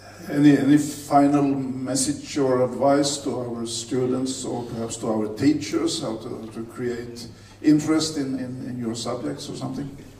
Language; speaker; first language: English; non-native, fluent; Swedish